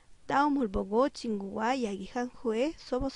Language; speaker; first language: Korean; non-native, fluent; Spanish